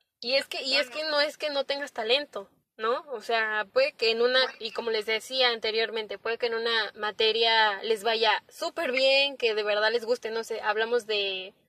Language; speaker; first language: Spanish; native; Spanish